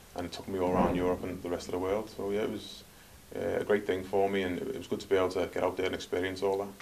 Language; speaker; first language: English; native; English